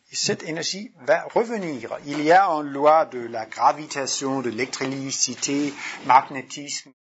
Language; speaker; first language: French; non-native, fluent; Danish